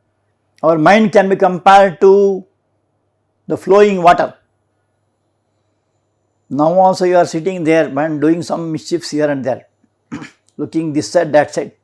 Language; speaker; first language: English; non-native, local second language; Kannada